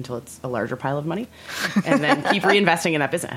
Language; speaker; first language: English; native; English